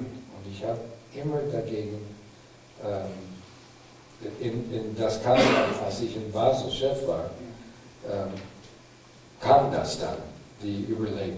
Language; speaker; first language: German; non-native, fluent; English